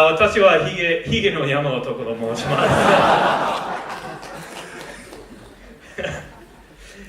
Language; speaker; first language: Japanese; non-native, learner; English